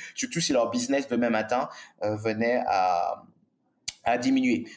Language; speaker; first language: French; native; French